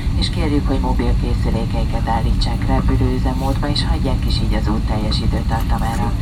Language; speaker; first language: Hungarian; native; Hungarian